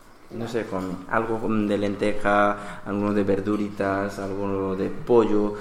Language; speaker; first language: Spanish; non-native, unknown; Bangla